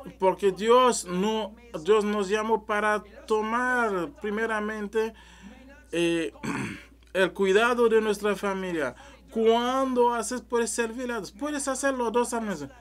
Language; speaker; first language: Spanish; non-native, learner; French